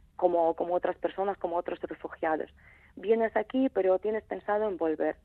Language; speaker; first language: Spanish; non-native, fluent; Ukrainian